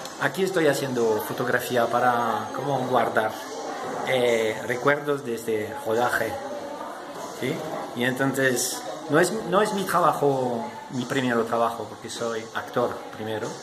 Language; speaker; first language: Spanish; non-native, fluent; French